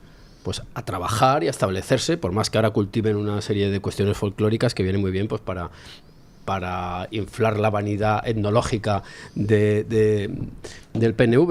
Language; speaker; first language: Spanish; native; Spanish